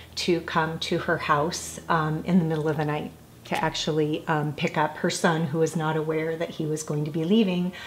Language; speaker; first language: English; native; English